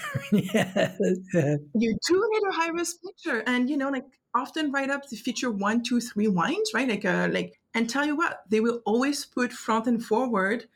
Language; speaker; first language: English; non-native, fluent; French